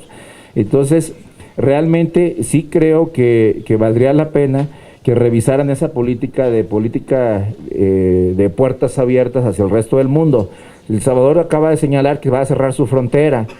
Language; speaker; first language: Spanish; native; Spanish